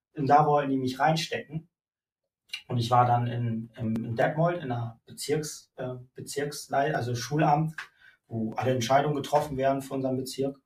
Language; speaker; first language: German; native; German